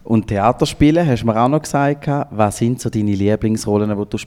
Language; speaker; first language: German; native; German